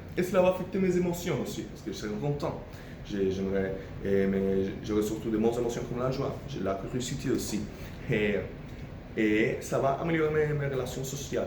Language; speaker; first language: French; non-native, fluent; Spanish